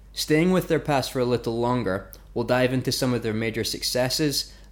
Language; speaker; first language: English; native; English